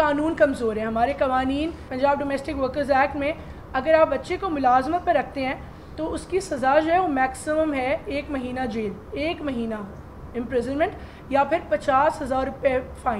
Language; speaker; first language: Urdu; native; Urdu